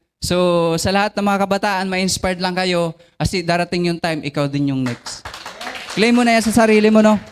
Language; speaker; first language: Filipino; non-native, local second language; Bikol